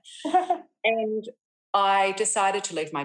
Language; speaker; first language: English; native; English